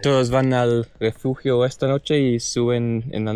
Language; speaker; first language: Spanish; non-native, learner; English